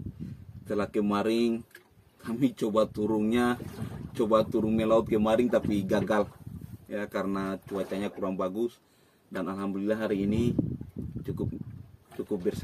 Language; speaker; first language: Indonesian; native; Indonesian